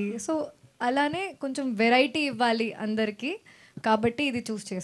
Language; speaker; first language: Telugu; non-native, local second language; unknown